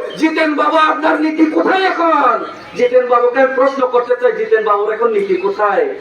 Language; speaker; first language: Bangla; non-native, local second language; Kok Borok